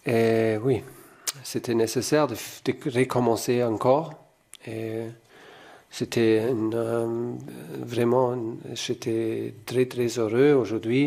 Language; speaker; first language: French; non-native, fluent; German